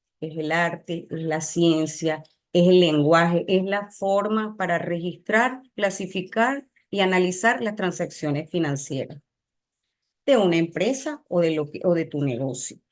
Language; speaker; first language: Spanish; native; Spanish